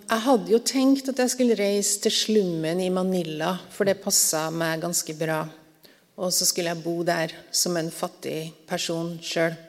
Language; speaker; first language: Norwegian; native; Norwegian